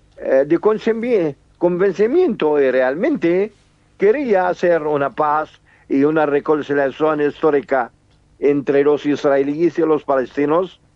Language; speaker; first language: Spanish; non-native, fluent; Arabic